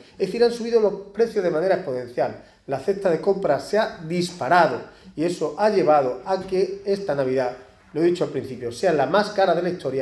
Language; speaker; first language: Spanish; native; Spanish